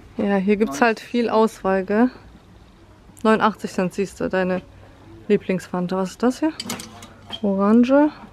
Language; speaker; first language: German; early bilingual, other home language; Polish